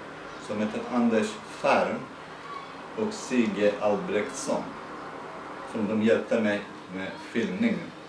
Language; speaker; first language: Swedish; non-native, learner; Persian